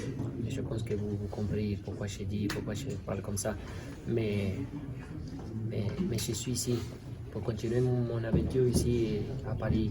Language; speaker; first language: French; non-native, learner; Spanish